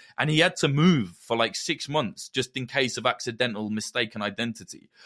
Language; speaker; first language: English; native; English